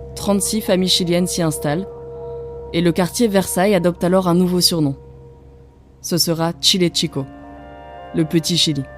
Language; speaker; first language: French; native; French